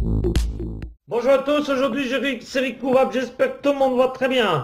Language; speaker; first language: French; native; French